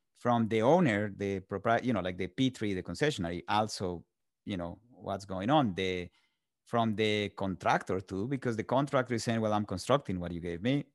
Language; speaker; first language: English; non-native, fluent; Spanish